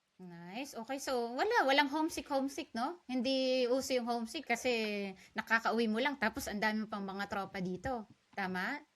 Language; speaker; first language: Filipino; native; Filipino